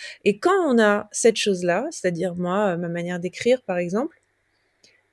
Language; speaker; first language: French; native; French